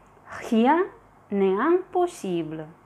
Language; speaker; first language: French; non-native, fluent; Indonesian